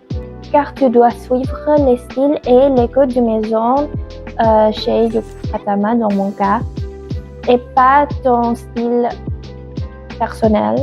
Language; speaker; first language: French; non-native, learner; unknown